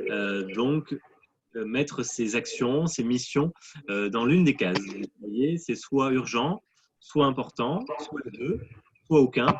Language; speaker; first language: French; native; French